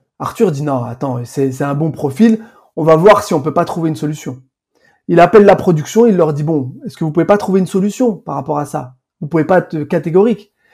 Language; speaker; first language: French; early bilingual, other home language; Arabic